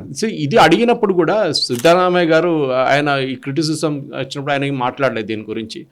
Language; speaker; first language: Telugu; native; Telugu